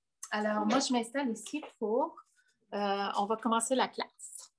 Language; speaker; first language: French; non-native, fluent; English